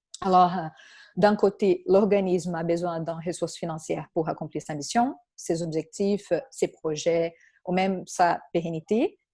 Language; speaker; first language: French; non-native, fluent; Portuguese